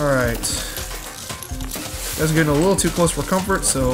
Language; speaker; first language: English; native; English